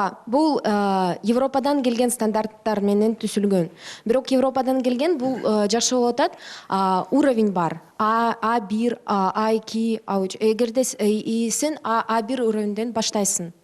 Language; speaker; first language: Kyrgyz; non-native, local second language; Russian